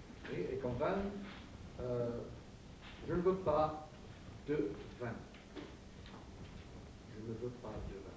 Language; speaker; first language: French; non-native, fluent; English